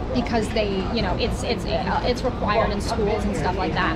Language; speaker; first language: English; native; English